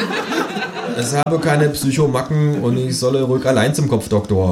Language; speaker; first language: German; native; German